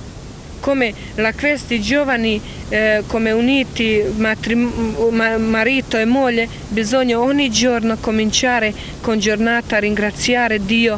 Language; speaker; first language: Italian; non-native, learner; Croatian